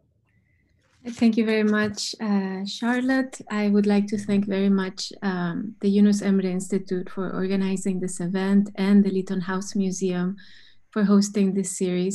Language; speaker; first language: English; non-native, fluent; Spanish